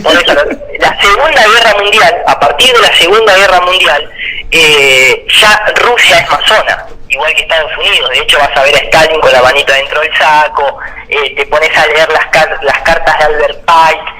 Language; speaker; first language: Spanish; native; Spanish